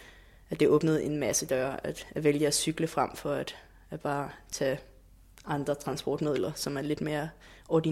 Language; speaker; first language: Danish; native; Danish